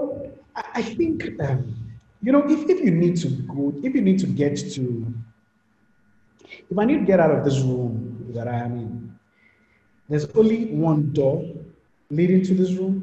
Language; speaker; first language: English; non-native, local second language; Yoruba